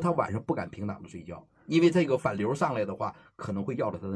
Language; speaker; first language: Chinese; native; Chinese